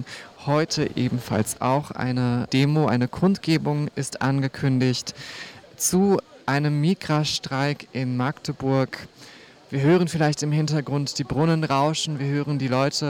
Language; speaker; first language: German; native; German